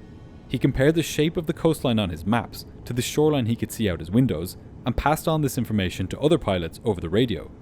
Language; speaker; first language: English; native; English